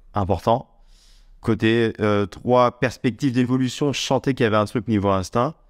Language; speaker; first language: French; native; French